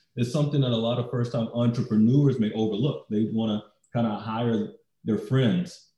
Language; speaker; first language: English; native; English